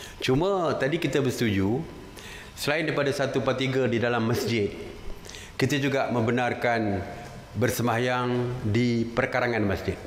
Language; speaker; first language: Malay; native; Malay